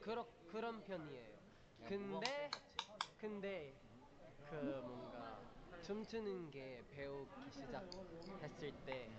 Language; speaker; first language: Korean; non-native, learner; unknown